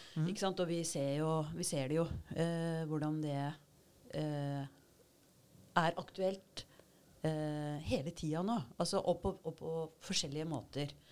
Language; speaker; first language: Norwegian; native; Norwegian